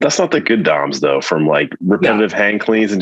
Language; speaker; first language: English; native; English